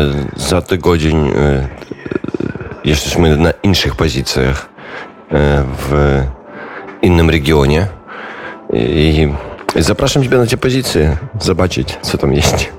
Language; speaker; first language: Polish; non-native, learner; Ukrainian